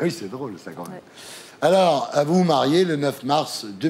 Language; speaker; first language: French; native; French